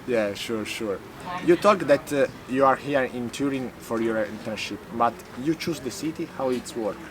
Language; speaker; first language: English; non-native, learner; Italian